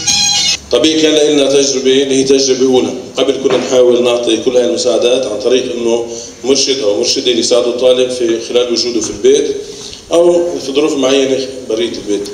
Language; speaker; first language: Arabic; native; Arabic